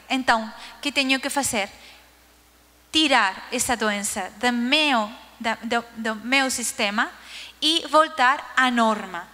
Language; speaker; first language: Portuguese; non-native, learner; Spanish